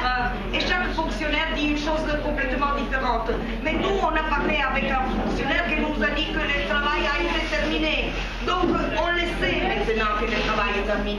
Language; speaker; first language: French; non-native, fluent; Italian